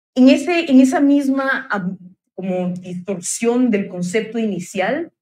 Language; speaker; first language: Spanish; native; Spanish